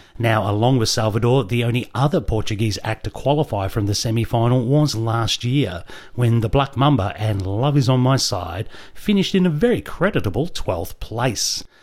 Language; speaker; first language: English; native; English